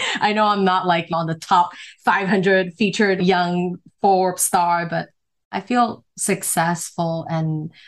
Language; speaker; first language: English; non-native, local second language; Cantonese